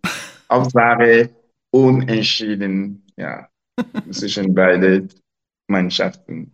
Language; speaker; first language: German; non-native, learner; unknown